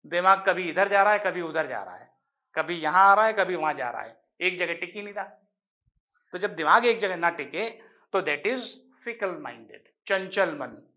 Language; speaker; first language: Hindi; native; Hindi